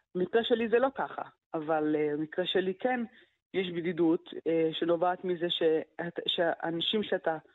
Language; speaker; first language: Hebrew; early bilingual, other home language; Arabic